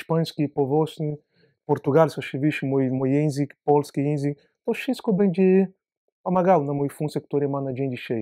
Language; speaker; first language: Polish; non-native, learner; Portuguese